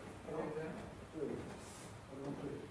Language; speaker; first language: Japanese; native; Japanese